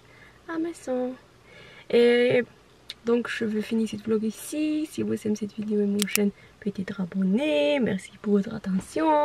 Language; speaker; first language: French; non-native, learner; Norwegian